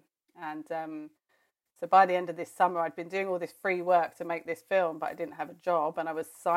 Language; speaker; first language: English; native; English